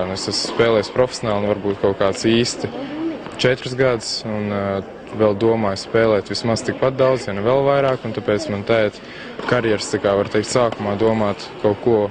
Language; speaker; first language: Latvian; native; Latvian